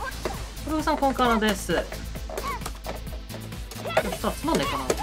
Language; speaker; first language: Japanese; native; Japanese